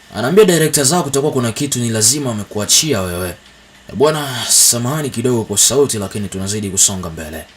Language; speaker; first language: Swahili; native; Swahili